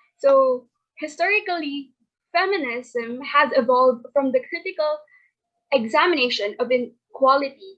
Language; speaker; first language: English; non-native, local second language; Filipino